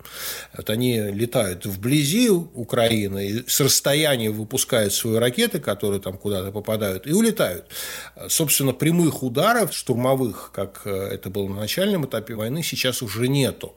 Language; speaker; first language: Russian; native; Russian